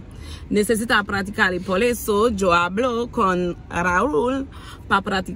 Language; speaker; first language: Spanish; non-native, local second language; Haitian Creole